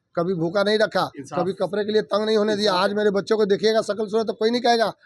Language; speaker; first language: Hindi; native; Hindi